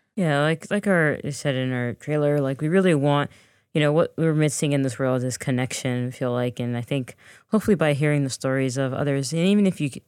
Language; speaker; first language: English; native; English